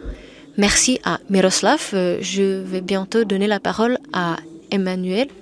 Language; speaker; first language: French; non-native, fluent; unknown